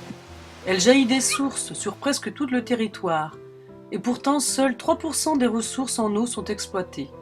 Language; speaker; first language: French; native; French